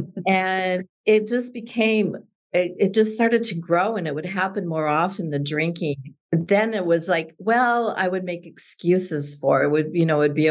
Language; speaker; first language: English; native; English